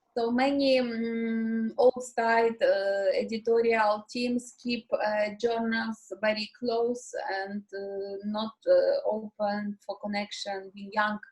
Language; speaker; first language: English; non-native, learner; Ukrainian